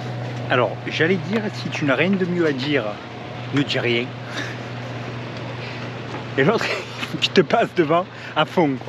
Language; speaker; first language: French; native; French